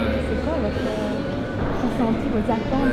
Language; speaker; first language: French; native; French